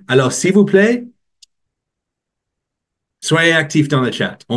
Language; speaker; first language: French; non-native, learner; English